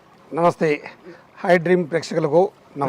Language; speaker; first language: Telugu; non-native, learner; Marathi